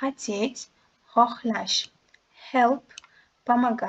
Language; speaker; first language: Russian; non-native, local second language; Uzbek